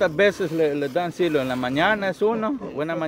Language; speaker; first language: Spanish; native; Spanish